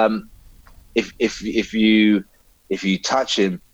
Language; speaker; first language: English; native; English